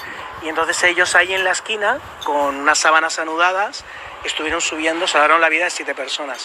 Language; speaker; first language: Spanish; native; Spanish